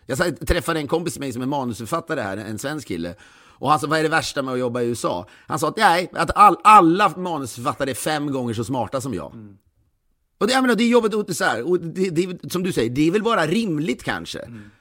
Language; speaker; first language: Swedish; native; Swedish